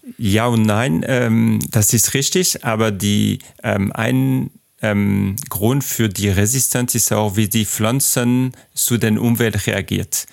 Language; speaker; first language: German; non-native, fluent; French